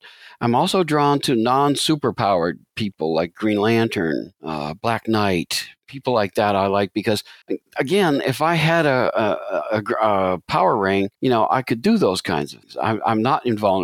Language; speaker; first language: English; native; English